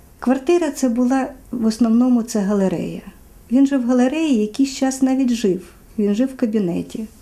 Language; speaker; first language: Ukrainian; native; Ukrainian